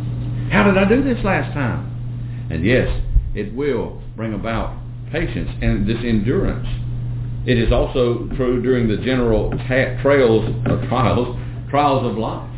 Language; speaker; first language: English; native; English